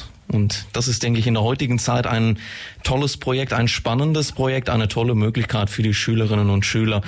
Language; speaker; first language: German; native; German